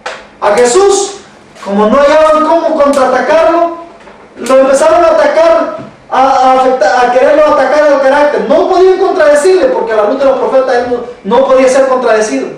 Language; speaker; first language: Spanish; native; Spanish